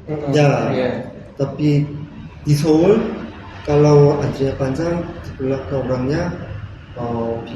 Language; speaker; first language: Indonesian; non-native, learner; Korean